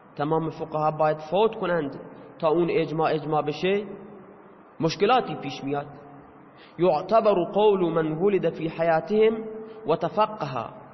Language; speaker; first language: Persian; non-native, local second language; Baluchi